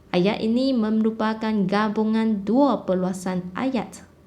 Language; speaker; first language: Malay; non-native, local second language; Chinese